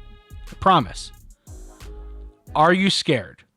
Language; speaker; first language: English; native; English